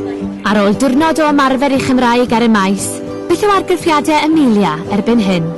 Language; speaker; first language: Welsh; native; Welsh